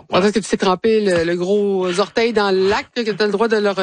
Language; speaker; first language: French; native; French